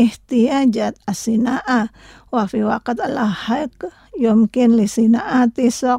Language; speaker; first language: Arabic; non-native, fluent; Indonesian